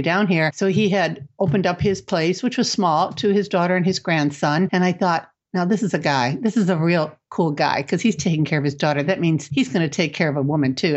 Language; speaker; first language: English; native; English